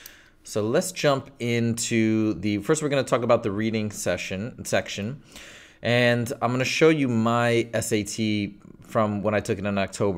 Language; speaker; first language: English; native; English